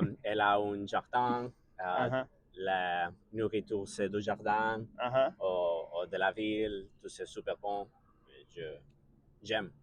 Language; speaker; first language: French; non-native, learner; Catalan